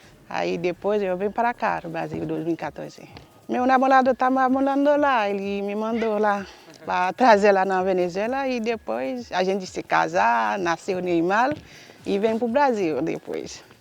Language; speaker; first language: Portuguese; non-native, learner; Haitian Creole